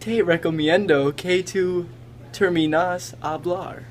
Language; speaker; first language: Spanish; non-native, learner; English